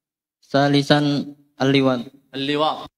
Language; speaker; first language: Arabic; non-native, learner; Indonesian